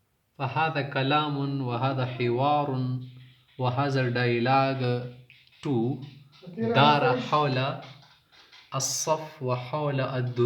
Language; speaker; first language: Arabic; non-native, fluent; Urdu